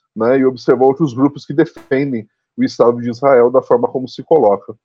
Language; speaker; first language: Portuguese; early bilingual, other home language; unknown